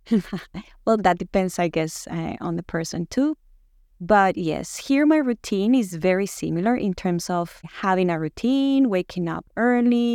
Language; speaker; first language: English; non-native, fluent; Spanish